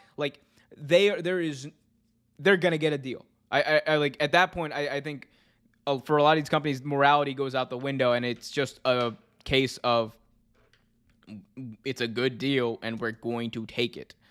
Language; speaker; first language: English; native; English